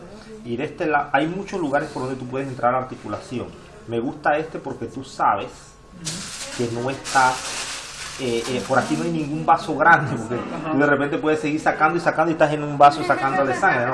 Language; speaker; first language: Spanish; native; Spanish